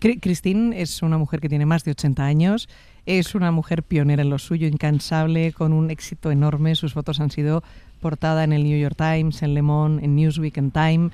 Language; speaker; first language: Spanish; native; Spanish